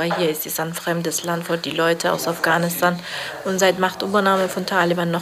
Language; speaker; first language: German; non-native, learner; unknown